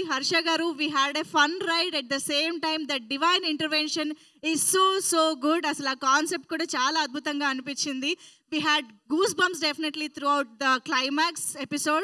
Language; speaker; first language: Telugu; native; Telugu